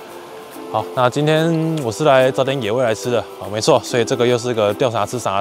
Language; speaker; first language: Chinese; native; Chinese